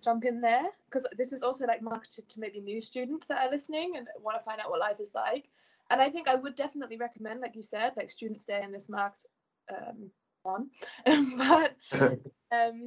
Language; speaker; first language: English; native; English